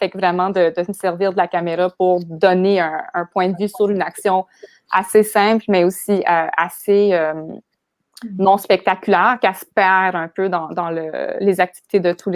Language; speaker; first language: French; native; French